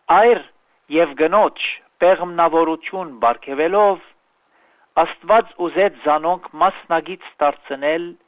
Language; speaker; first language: Armenian; early bilingual, heritage; Armenian